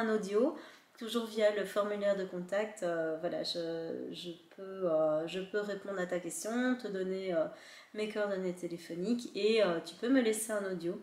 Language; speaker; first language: French; native; French